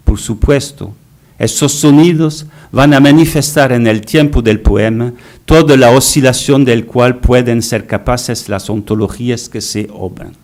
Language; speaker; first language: Spanish; non-native, fluent; French